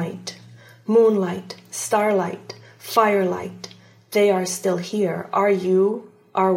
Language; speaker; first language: English; non-native, fluent; Finnish